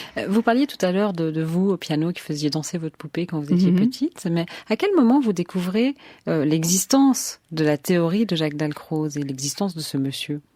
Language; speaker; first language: French; native; French